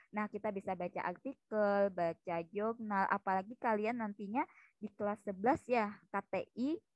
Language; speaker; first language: Indonesian; native; Indonesian